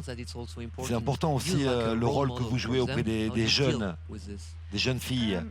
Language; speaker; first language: French; native; French